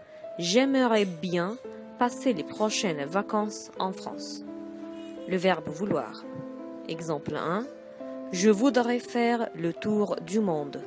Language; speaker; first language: French; non-native, fluent; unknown